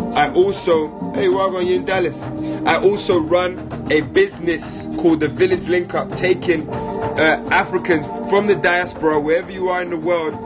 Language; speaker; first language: English; native; English